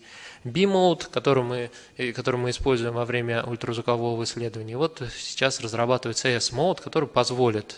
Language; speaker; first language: Russian; native; Russian